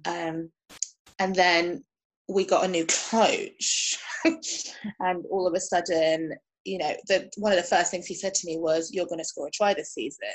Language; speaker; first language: English; native; English